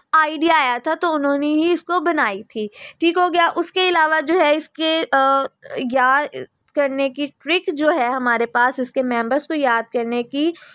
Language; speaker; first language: Urdu; native; Urdu